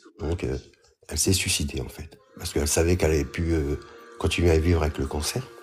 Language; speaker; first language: French; early bilingual, other home language; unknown